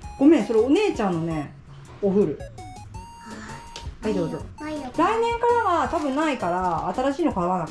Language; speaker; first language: Japanese; native; Japanese